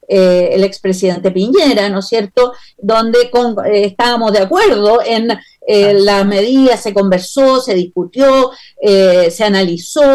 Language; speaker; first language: Spanish; native; Spanish